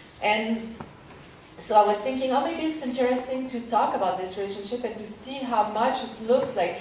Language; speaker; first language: English; non-native, fluent; French